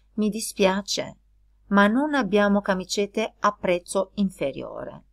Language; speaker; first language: Italian; non-native, fluent; Albanian